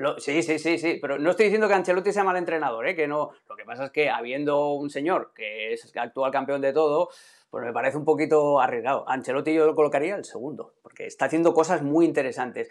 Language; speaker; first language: Spanish; native; Spanish